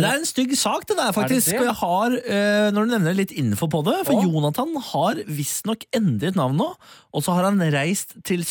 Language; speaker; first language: Norwegian; native; Norwegian